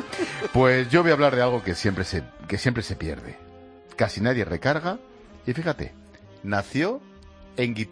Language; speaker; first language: Spanish; native; Spanish